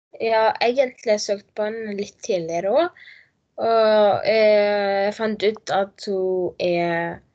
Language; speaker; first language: Norwegian; non-native, learner; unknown